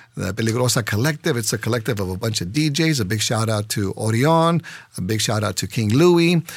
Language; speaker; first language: English; early bilingual, other home language; Spanish